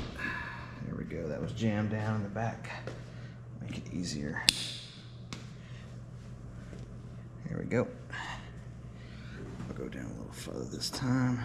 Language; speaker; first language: English; native; English